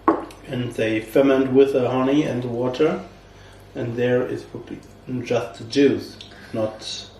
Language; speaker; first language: English; non-native, learner; German